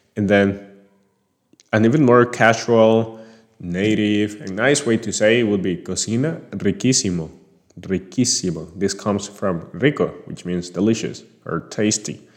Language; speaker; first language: English; non-native, fluent; Spanish